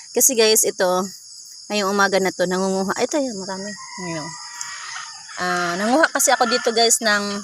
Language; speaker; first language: Filipino; non-native, local second language; Cebuano